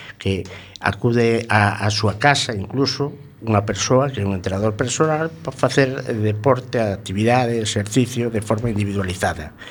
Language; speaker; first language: Galician; non-native, local second language; Spanish